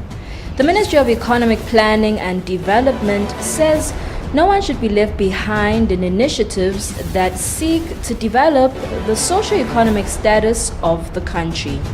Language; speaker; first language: English; non-native, local second language; Swati